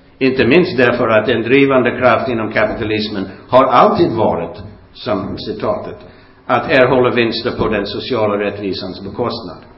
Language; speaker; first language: Swedish; non-native, fluent; English